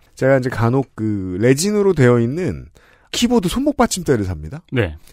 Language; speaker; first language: Korean; native; Korean